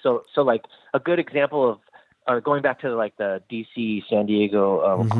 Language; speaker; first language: English; native; English